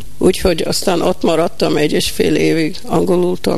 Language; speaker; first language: Hungarian; early bilingual, heritage; Hungarian